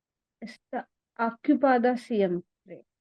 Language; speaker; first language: Spanish; non-native, learner; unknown